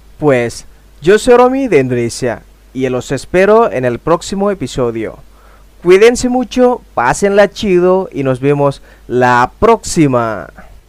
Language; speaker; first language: Spanish; non-native, fluent; Indonesian